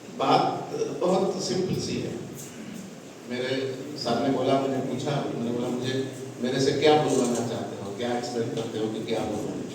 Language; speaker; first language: Hindi; non-native, local second language; Odia